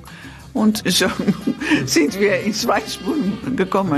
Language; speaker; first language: German; non-native, learner; Dutch